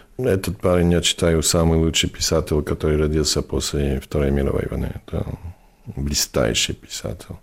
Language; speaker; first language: Russian; non-native, fluent; English